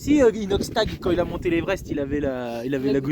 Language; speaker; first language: French; native; French